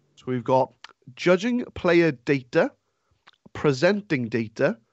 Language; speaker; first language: English; native; English